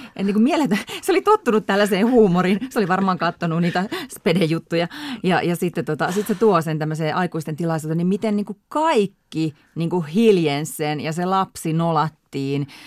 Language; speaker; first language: Finnish; native; Finnish